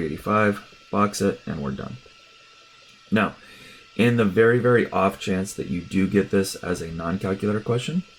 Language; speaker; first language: English; native; English